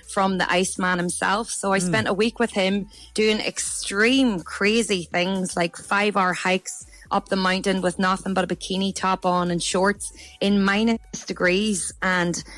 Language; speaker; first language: English; native; English